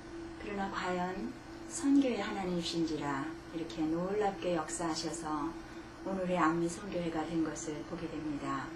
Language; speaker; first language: Korean; native; Korean